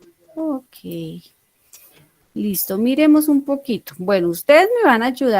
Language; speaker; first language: Spanish; native; Spanish